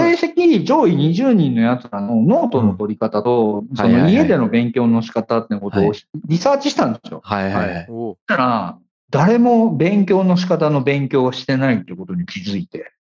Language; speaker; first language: Japanese; native; Japanese